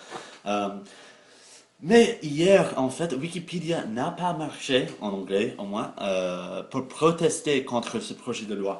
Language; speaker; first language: French; non-native, fluent; English